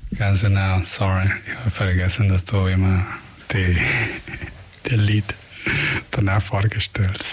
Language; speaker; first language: German; non-native, fluent; Spanish